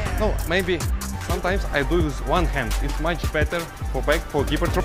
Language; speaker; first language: English; non-native, learner; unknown